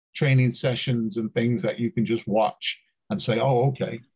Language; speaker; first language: English; native; English